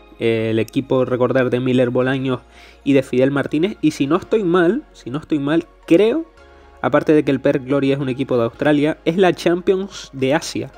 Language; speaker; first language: Spanish; native; Spanish